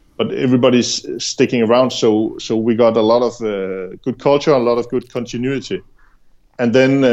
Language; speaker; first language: English; non-native, fluent; Danish